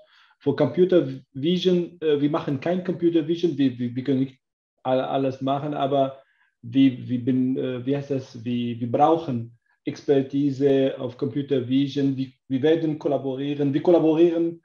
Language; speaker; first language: German; non-native, learner; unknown